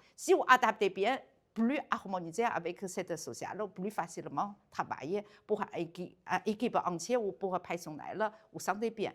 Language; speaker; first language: French; non-native, learner; Chinese